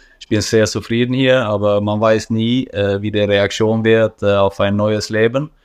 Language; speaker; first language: German; non-native, fluent; Swedish